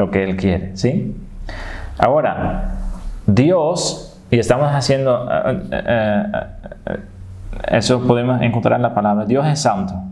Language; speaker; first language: Spanish; non-native, fluent; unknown